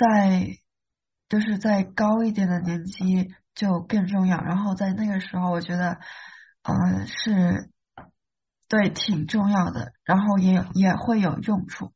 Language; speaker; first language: Chinese; early bilingual, heritage; Chinese